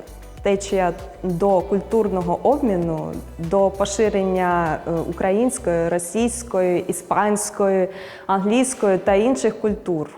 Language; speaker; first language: Ukrainian; non-native, local second language; Russian